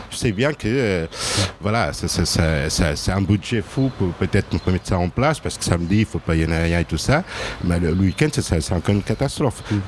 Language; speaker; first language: French; non-native, fluent; Portuguese